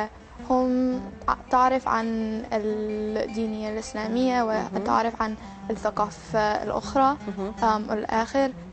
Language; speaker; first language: Arabic; early bilingual, heritage; English